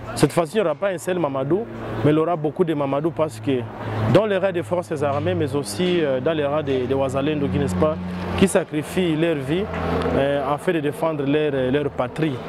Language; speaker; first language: French; non-native, local second language; Swahili